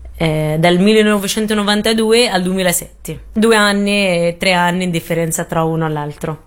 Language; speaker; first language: Italian; non-native, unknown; Arabic